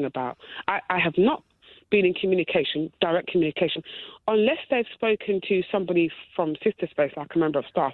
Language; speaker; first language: English; native; English